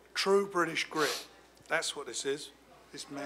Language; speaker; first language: English; native; English